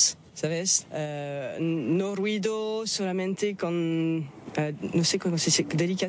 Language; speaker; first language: Spanish; non-native, fluent; French